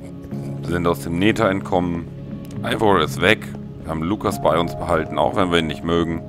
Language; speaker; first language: German; native; German